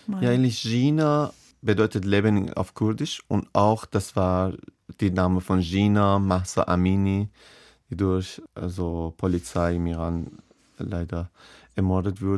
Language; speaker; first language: German; non-native, fluent; Persian